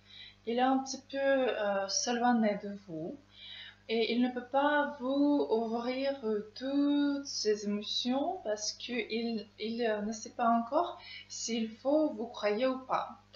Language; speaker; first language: French; non-native, learner; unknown